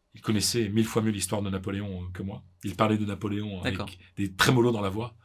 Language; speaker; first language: French; native; French